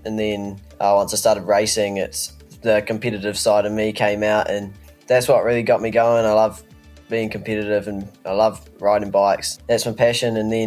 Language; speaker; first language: English; native; English